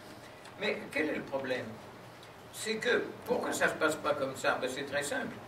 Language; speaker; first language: French; native; French